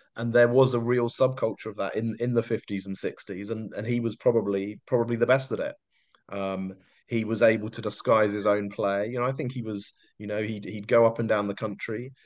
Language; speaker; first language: English; native; English